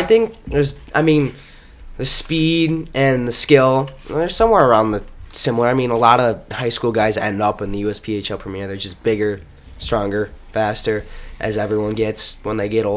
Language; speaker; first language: English; native; English